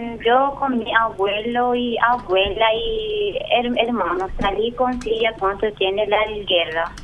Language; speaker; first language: Spanish; non-native, learner; Arabic